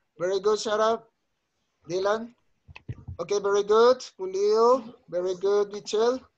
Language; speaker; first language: English; non-native, learner; Spanish